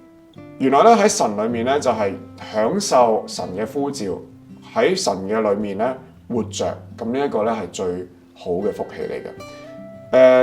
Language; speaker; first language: Cantonese; native; Cantonese